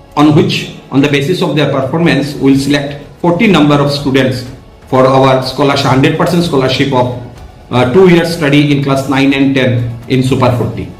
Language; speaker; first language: English; non-native, local second language; Bangla